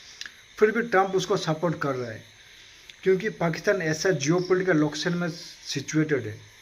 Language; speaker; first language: Hindi; non-native, local second language; Odia